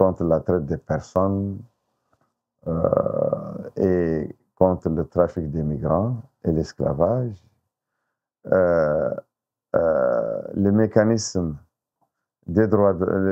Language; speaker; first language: French; non-native, local second language; Arabic